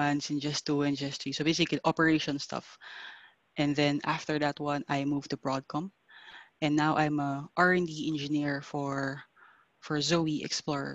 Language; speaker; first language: English; non-native, local second language; Filipino